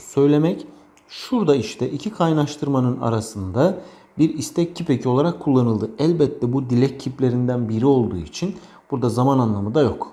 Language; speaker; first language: Turkish; native; Turkish